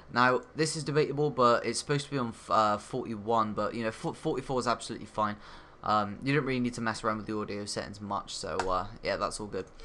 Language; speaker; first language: English; native; English